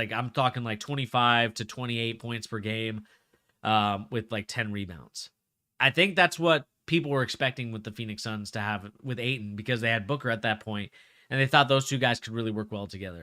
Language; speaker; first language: English; native; English